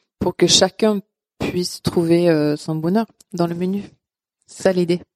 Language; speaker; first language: French; non-native, fluent; Swedish